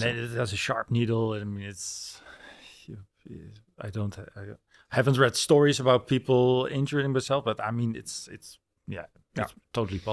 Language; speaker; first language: English; non-native, fluent; Dutch